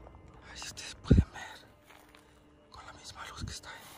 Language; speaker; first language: Spanish; native; Spanish